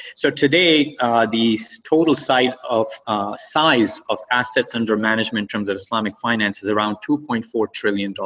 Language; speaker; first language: English; non-native, fluent; Arabic